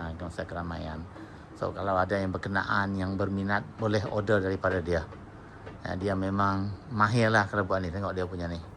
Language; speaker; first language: Malay; non-native, local second language; Iban